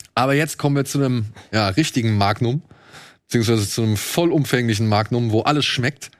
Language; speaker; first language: German; native; German